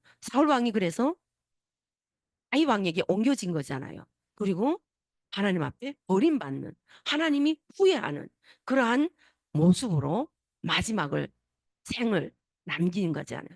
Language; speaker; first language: Korean; native; Korean